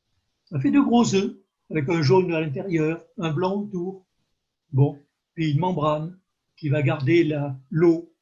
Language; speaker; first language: French; native; French